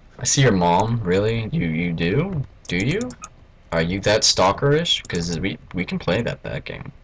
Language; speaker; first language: English; native; English